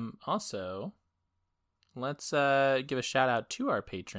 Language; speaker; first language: English; native; English